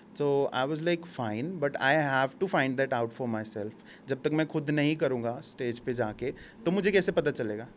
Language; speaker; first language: Hindi; native; Hindi